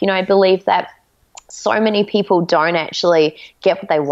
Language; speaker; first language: English; native; English